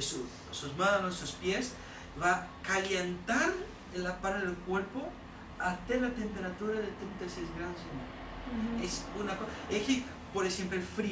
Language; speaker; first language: Spanish; non-native, learner; Portuguese